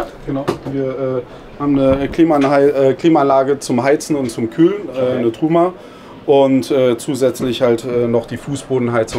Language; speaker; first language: German; native; German